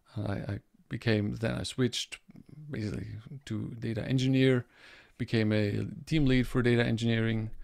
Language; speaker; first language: English; non-native, fluent; German